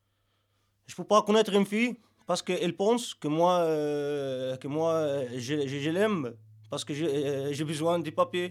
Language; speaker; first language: French; non-native, learner; Arabic